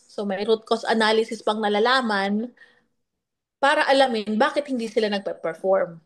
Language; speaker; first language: Filipino; non-native, local second language; Bikol